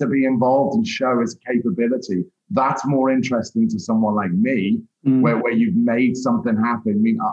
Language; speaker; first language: English; native; English